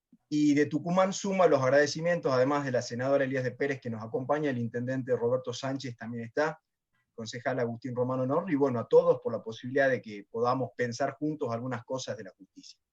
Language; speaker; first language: Spanish; native; Spanish